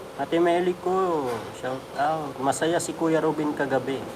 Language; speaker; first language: Filipino; native; Filipino